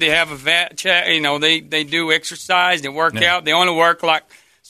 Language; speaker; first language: English; non-native, fluent; Portuguese